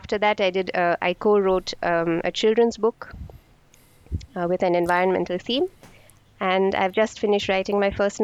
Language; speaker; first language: English; non-native, local second language; Marathi